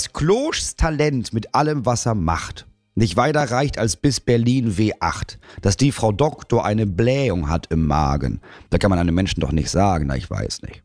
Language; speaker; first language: German; native; German